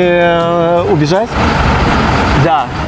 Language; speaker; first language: Russian; native; Russian